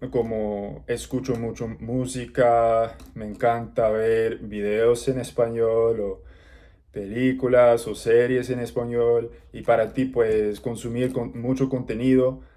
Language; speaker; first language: Spanish; non-native, learner; English